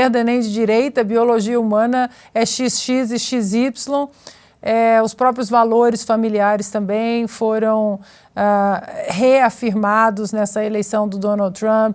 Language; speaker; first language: Portuguese; native; Portuguese